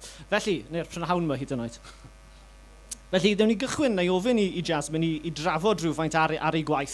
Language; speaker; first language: Welsh; native; Welsh